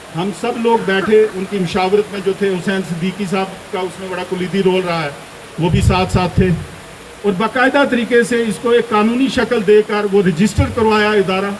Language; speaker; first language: Urdu; non-native, local second language; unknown